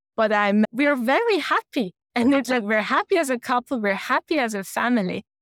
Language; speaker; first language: English; non-native, fluent; German